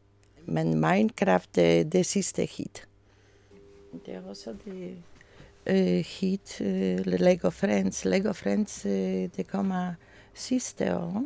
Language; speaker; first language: Danish; non-native, learner; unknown